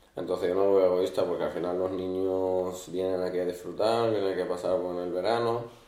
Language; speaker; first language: Spanish; early bilingual, other home language; Arabic